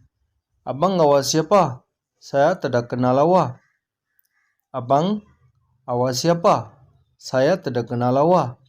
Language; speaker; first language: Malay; non-native, learner; Urdu